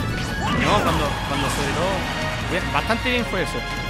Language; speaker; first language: Spanish; native; Spanish